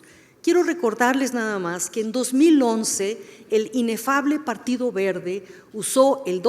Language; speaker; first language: Spanish; native; Spanish